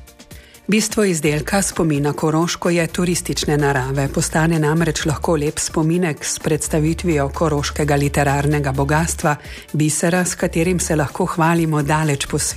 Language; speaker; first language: Slovenian; native; Slovenian